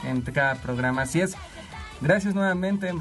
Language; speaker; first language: Spanish; native; Spanish